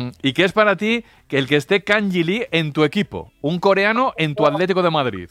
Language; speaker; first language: Spanish; native; Spanish